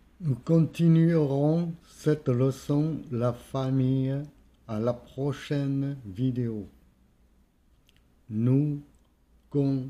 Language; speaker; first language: French; non-native, fluent; Vietnamese